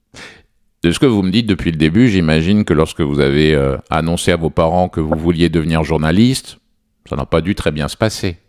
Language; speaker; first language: French; native; French